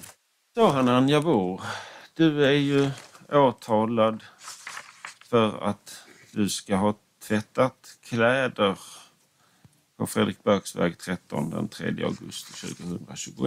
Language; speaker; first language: Swedish; native; Swedish